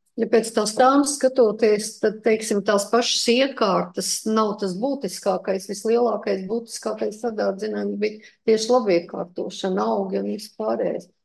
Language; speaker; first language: Latvian; native; Latvian